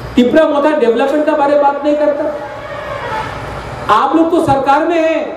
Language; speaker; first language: Hindi; non-native, local second language; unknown